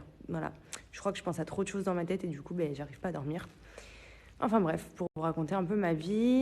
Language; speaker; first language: French; native; French